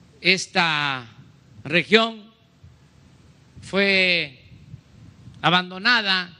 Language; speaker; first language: Spanish; native; Spanish